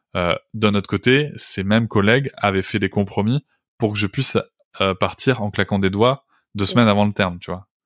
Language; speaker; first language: French; native; French